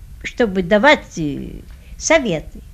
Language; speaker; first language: Russian; early bilingual, heritage; Russian